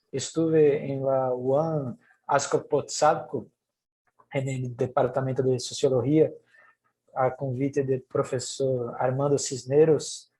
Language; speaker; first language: Spanish; non-native, fluent; Portuguese